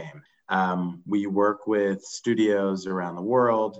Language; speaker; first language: English; native; English